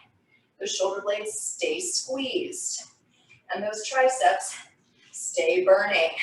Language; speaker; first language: English; native; English